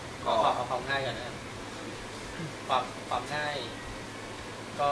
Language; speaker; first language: Thai; native; Thai